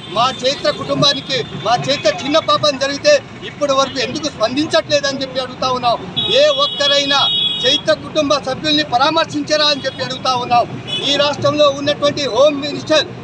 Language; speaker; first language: Telugu; non-native, local second language; Lambadi